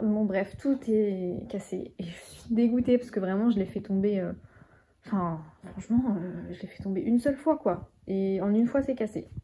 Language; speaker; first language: French; native; French